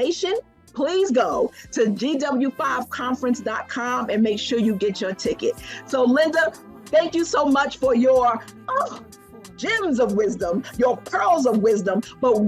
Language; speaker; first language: English; native; English